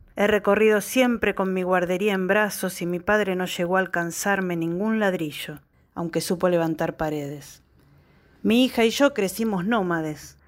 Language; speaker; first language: Spanish; native; Spanish